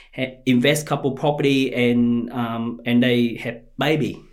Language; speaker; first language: English; non-native, fluent; Vietnamese